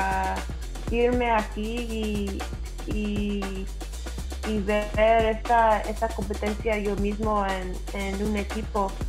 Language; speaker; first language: Spanish; early bilingual, heritage; English